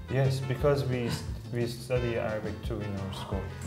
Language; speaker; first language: English; non-native, fluent; Persian